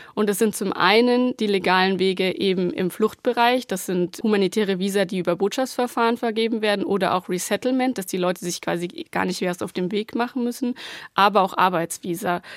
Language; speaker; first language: German; native; German